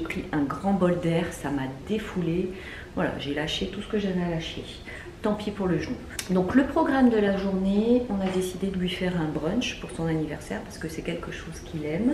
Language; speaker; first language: French; native; French